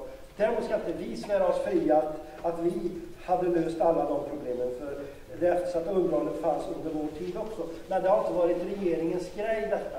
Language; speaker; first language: Swedish; native; Swedish